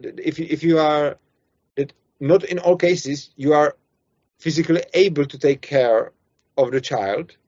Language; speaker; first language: English; non-native, fluent; Czech